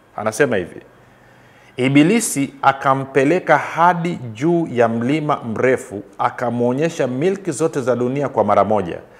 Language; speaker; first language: Swahili; native; Swahili